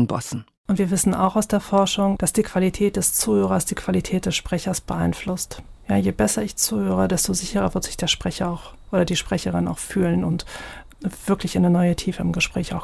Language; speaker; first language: German; native; German